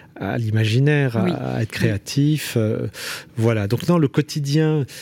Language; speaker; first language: French; native; French